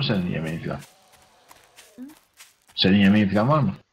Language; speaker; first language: Turkish; native; Turkish